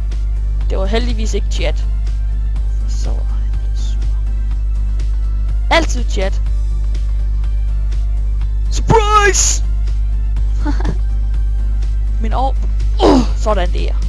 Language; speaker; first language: Danish; native; Danish